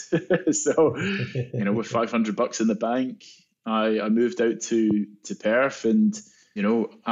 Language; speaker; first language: English; native; English